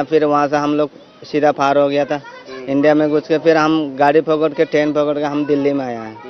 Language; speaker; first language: Hindi; non-native, fluent; Rohingya